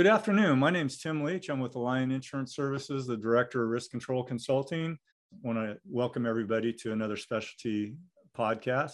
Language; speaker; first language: English; native; English